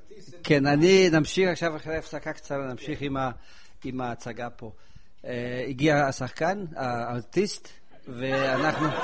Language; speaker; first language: Hebrew; non-native, fluent; Polish